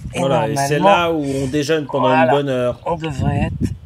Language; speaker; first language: French; native; French